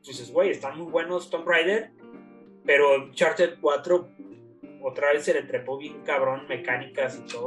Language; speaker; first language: Spanish; native; Spanish